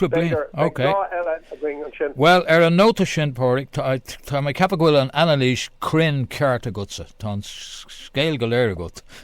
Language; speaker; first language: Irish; non-native, local second language; English